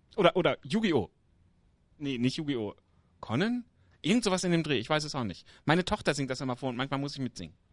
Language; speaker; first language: German; native; German